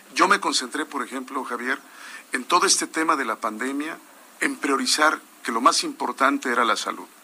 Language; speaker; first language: Spanish; native; Spanish